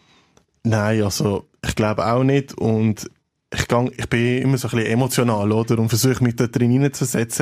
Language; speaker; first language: German; native; German